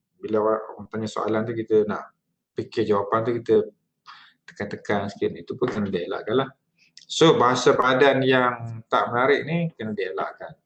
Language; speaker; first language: Malay; native; Malay